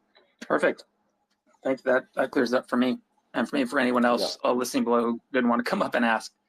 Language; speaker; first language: English; native; English